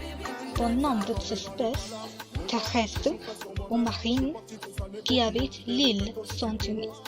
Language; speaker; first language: French; non-native, learner; Spanish